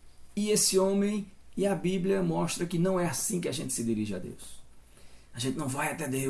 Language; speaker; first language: Portuguese; native; Portuguese